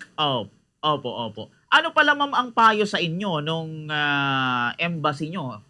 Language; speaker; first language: Filipino; non-native, local second language; Bikol